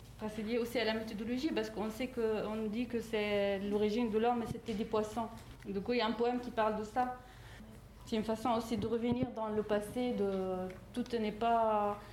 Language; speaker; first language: French; non-native, fluent; Arabic